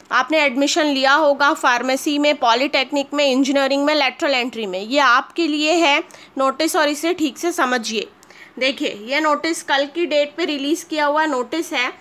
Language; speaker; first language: Hindi; native; Hindi